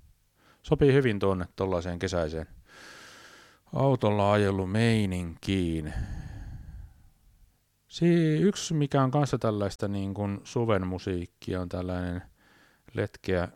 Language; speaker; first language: Finnish; native; Finnish